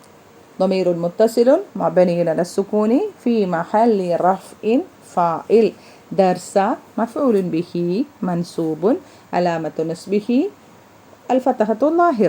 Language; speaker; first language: Arabic; non-native, fluent; Malayalam